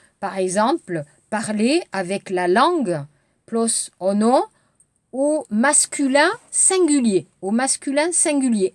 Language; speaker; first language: French; native; French